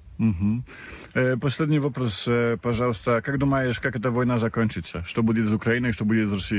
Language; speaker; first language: Russian; non-native, learner; Polish